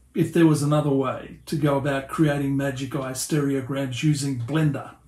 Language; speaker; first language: English; native; English